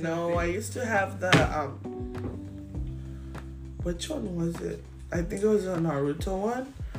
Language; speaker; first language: English; early bilingual, other home language; Spanish